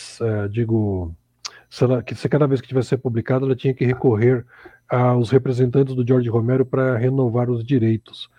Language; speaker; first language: Portuguese; native; Portuguese